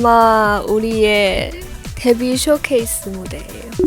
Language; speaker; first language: Korean; non-native, learner; Chinese